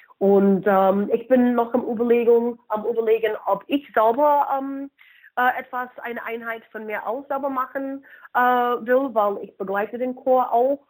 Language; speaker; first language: German; non-native, fluent; English